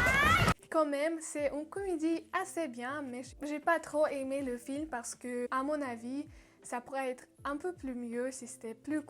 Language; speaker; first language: French; non-native, learner; Russian